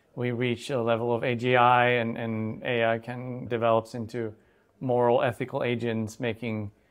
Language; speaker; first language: English; non-native, fluent; Swedish